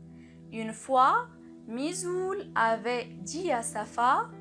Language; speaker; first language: French; non-native, local second language; Arabic